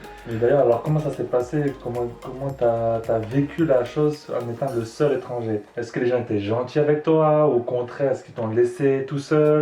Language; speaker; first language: French; native; French